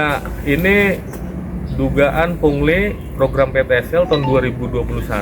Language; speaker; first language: Indonesian; native; Indonesian